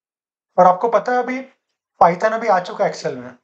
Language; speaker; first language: Hindi; native; Hindi